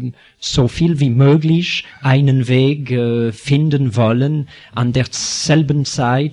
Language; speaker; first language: German; non-native, fluent; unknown